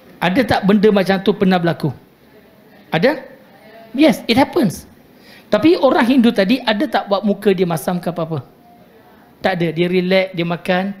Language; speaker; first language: Malay; non-native, local second language; Tamil